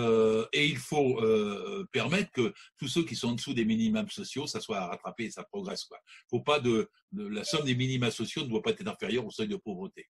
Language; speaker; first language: French; native; French